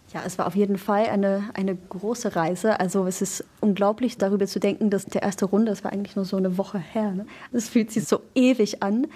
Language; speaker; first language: German; non-native, fluent; English